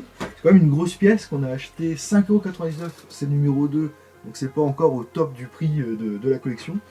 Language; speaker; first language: French; native; French